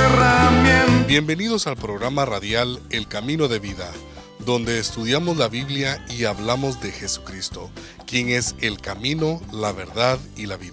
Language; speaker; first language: Spanish; native; Spanish